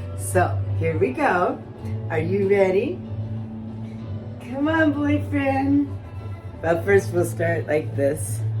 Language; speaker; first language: English; native; English